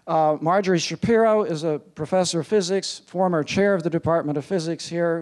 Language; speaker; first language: English; native; English